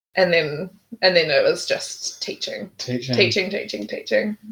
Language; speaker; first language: English; native; English